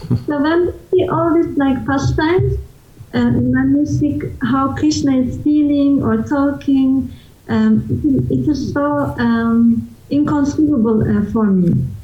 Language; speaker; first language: English; non-native, fluent; Turkish